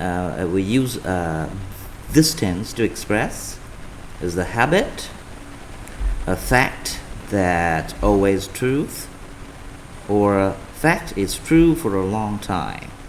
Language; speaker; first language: English; non-native, fluent; Vietnamese